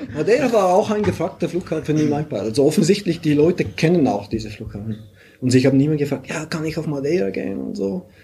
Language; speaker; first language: German; non-native, fluent; Bulgarian